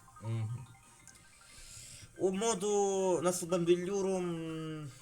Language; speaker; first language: Turkish; non-native, learner; Ukrainian